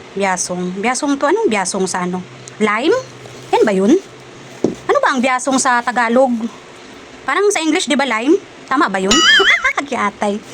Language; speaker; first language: Filipino; non-native, local second language; Cebuano